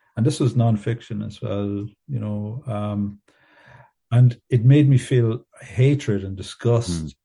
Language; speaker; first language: English; native; English